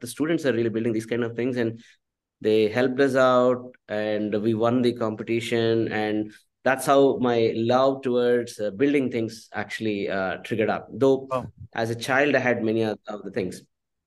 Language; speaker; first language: English; non-native, local second language; Telugu